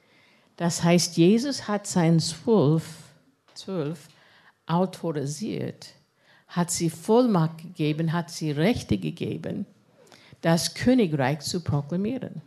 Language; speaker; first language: German; non-native, fluent; English